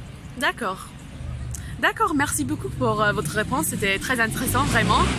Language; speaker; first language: French; non-native, fluent; English